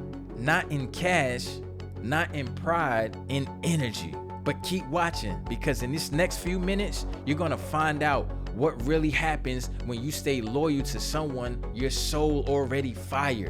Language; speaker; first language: English; native; English